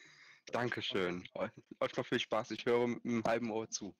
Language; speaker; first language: German; native; German